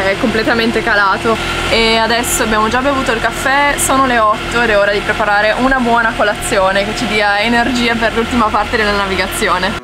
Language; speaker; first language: Italian; native; Italian